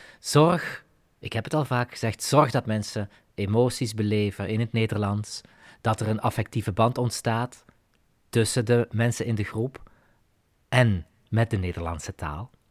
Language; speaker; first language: Dutch; native; Dutch